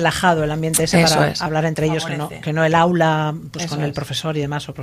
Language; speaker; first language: Spanish; native; Spanish